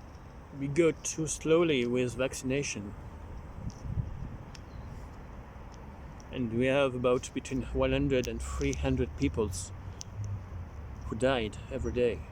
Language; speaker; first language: English; non-native, learner; French